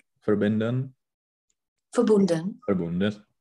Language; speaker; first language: German; non-native, fluent; Czech